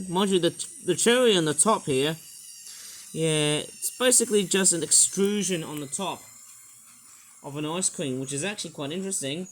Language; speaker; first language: English; native; English